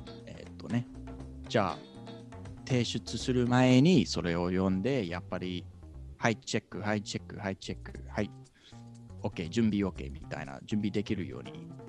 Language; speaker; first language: Japanese; non-native, fluent; English